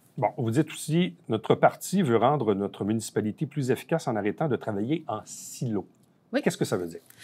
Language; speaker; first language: French; native; French